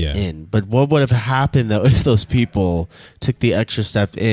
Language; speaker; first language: English; native; English